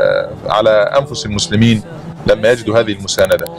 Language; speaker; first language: Arabic; native; Arabic